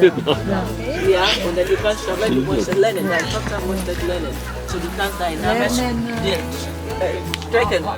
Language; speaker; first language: German; non-native, learner; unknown